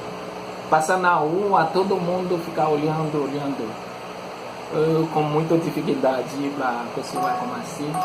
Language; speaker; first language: Portuguese; non-native, learner; Haitian Creole